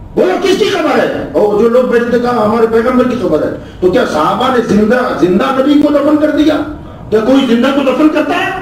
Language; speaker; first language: Hindi; non-native, local second language; Urdu